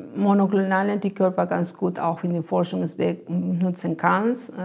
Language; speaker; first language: German; non-native, fluent; Spanish